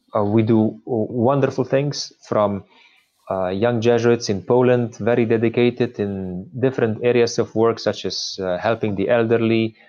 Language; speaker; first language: English; non-native, fluent; Slovenian